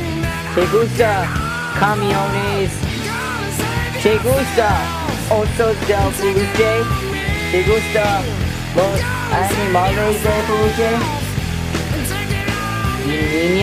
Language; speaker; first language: Spanish; non-native, learner; English